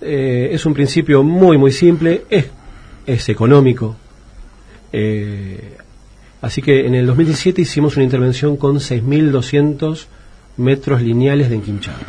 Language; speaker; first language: Spanish; native; Spanish